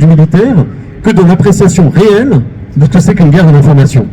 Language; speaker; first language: French; native; French